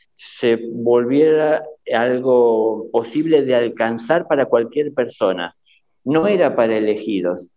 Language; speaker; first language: Spanish; native; Spanish